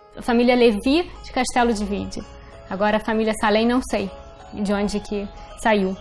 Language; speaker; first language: Portuguese; native; Portuguese